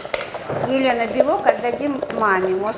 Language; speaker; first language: Russian; native; Russian